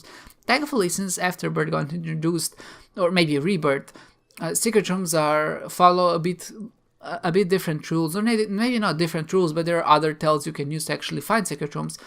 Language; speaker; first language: English; non-native, fluent; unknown